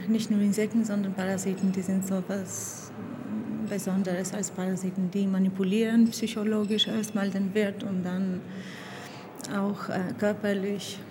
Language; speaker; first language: German; non-native, fluent; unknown